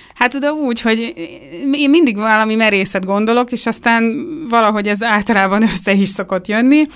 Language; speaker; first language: Hungarian; native; Hungarian